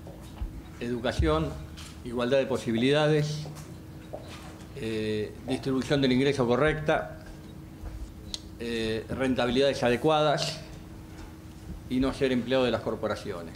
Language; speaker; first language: Spanish; native; Spanish